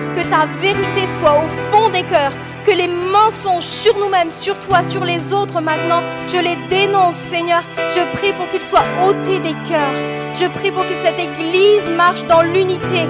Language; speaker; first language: French; native; French